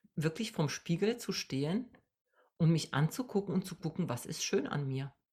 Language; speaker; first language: German; non-native, fluent; Polish